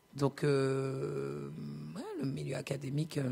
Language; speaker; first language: French; native; French